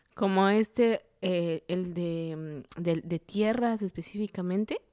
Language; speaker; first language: Spanish; non-native, local second language; Kaqchikel